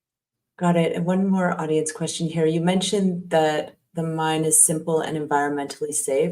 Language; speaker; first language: English; native; English